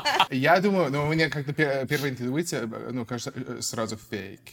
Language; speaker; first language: Russian; non-native, fluent; English